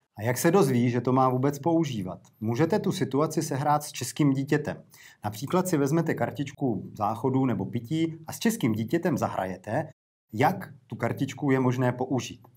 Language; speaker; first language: Czech; native; Czech